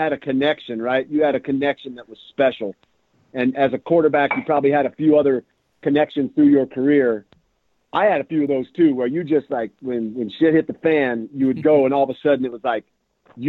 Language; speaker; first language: English; native; English